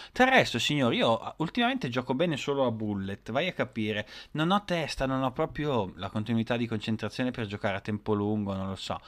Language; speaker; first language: Italian; native; Italian